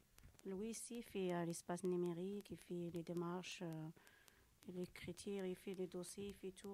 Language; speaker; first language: French; non-native, local second language; Arabic